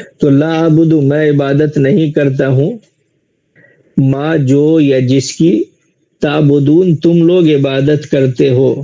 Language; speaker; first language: Urdu; native; Urdu